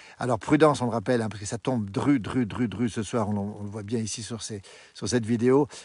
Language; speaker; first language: French; native; French